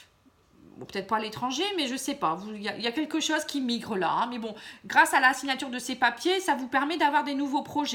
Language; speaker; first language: French; native; French